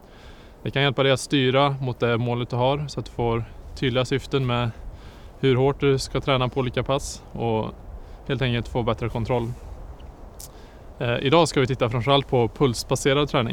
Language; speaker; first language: Swedish; native; Swedish